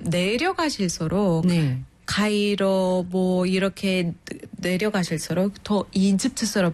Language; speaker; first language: Korean; non-native, fluent; Arabic